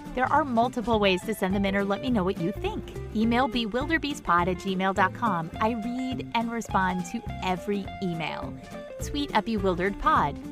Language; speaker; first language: English; native; English